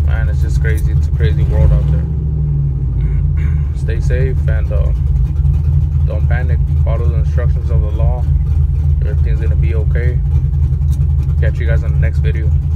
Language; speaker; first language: English; early bilingual, other home language; Spanish